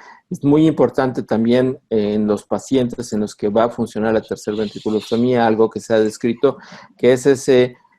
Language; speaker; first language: Spanish; native; Spanish